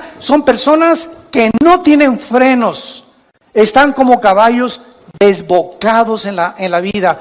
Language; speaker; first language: Spanish; native; Spanish